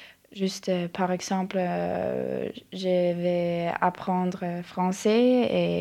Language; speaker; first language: French; non-native, learner; Norwegian